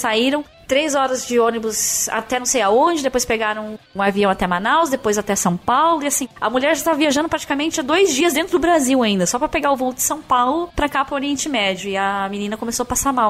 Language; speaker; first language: Portuguese; native; Portuguese